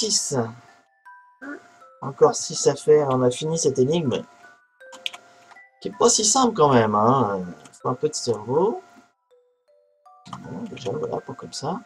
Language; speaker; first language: French; native; French